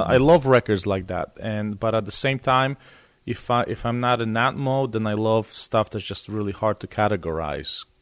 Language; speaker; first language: English; non-native, fluent; Polish